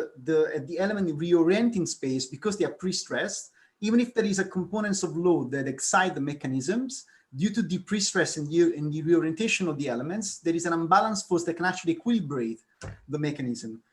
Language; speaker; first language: English; non-native, fluent; Italian